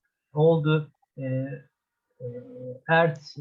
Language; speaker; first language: English; non-native, learner; Turkish